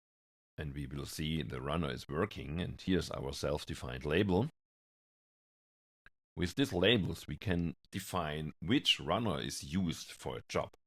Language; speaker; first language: English; non-native, fluent; German